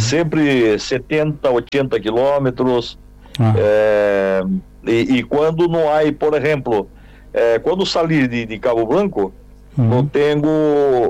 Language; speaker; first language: Spanish; non-native, learner; Portuguese